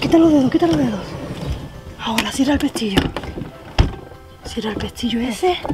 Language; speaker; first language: Spanish; native; Spanish